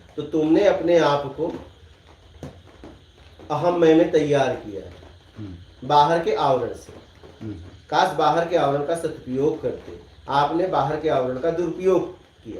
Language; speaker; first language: Hindi; native; Hindi